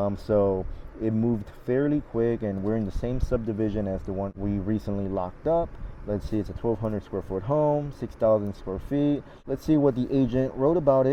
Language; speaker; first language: English; native; English